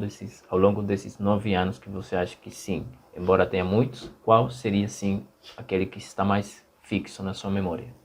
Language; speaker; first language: Portuguese; non-native, fluent; Spanish